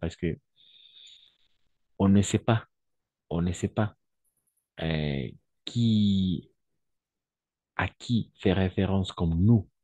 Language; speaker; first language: French; non-native, fluent; Spanish